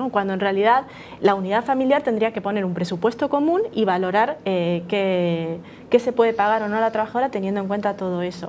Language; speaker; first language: Spanish; native; Spanish